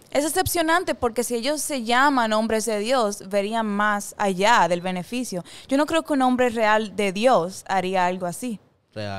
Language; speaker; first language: Spanish; early bilingual, heritage; Spanish